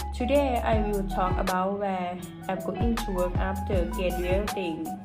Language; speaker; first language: English; non-native, fluent; Thai